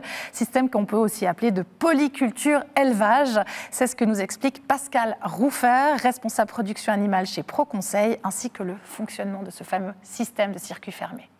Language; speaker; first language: French; native; French